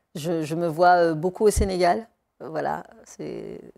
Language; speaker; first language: French; native; French